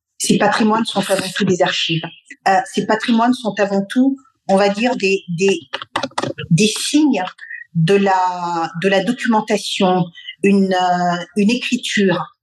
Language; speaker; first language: French; non-native, local second language; Bambara